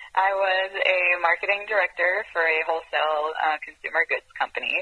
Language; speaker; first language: English; non-native, fluent; Hebrew